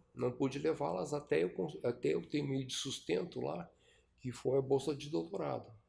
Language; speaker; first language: Portuguese; early bilingual, other home language; Chinese